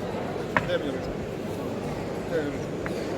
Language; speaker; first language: Russian; native; Russian